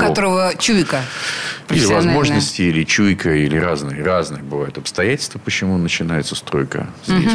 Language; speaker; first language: Russian; native; Russian